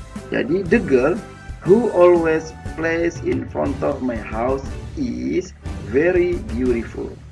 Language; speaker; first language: English; non-native, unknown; Indonesian